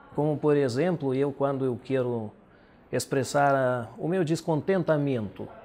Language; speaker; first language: Portuguese; non-native, fluent; Russian